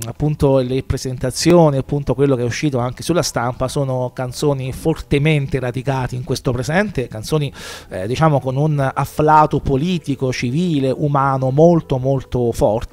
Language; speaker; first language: Italian; native; Italian